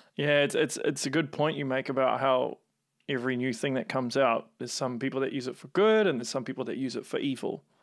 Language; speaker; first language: English; native; English